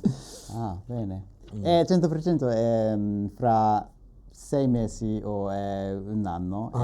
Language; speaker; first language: Italian; non-native, learner; Japanese